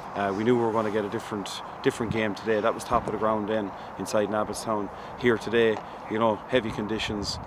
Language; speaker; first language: English; native; English